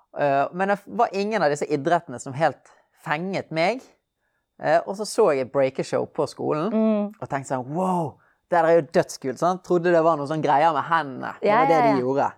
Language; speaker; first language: Norwegian; native; Norwegian